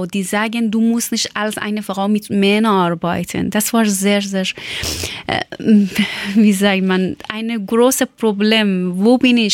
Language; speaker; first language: German; non-native, learner; Persian